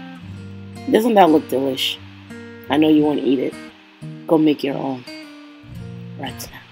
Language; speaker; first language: English; non-native, local second language; Yoruba